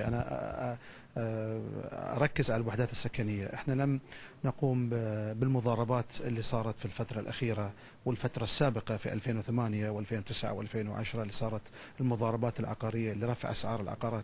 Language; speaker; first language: Arabic; native; Arabic